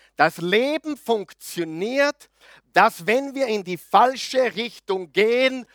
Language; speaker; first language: German; native; German